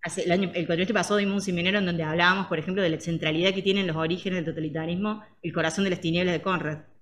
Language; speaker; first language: Spanish; native; Spanish